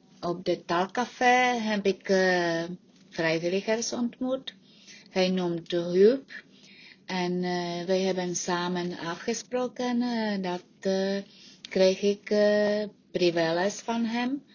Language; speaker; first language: Dutch; non-native, learner; Czech